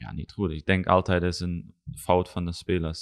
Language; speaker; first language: Dutch; non-native, learner; German